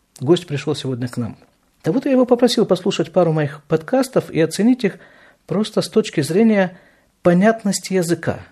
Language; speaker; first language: Russian; native; Russian